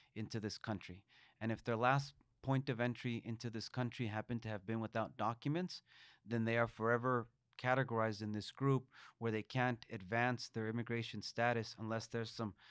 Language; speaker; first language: English; early bilingual, other home language; Spanish